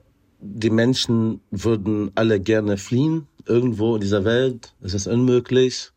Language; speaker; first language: German; non-native, fluent; Arabic